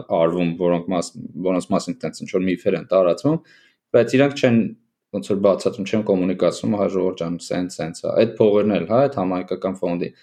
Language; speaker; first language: Armenian; native; Armenian